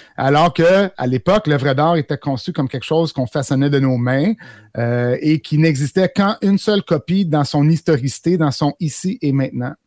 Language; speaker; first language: French; native; French